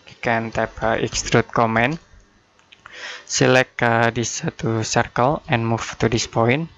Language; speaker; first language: English; non-native, learner; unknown